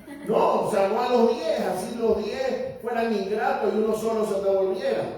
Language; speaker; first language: Spanish; native; Spanish